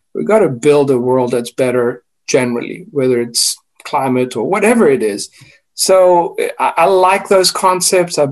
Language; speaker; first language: English; non-native, fluent; Greek